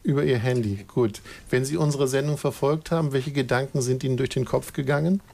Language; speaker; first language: German; native; German